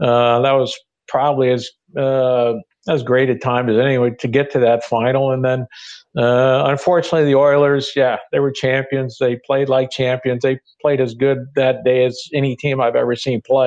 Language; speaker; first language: English; native; English